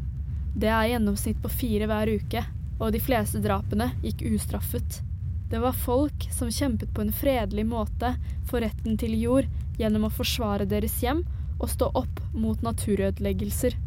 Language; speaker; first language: Norwegian; native; Norwegian